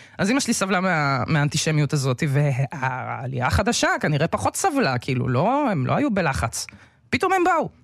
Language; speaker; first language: Hebrew; early bilingual, other home language; Russian